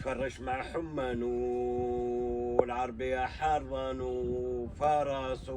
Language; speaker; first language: Arabic; native; Arabic